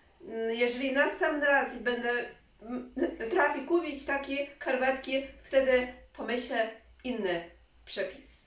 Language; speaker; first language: Polish; non-native, learner; Chinese